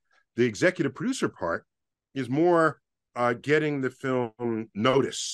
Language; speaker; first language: English; native; English